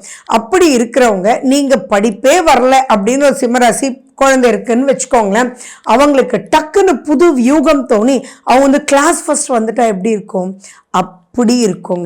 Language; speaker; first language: Tamil; native; Tamil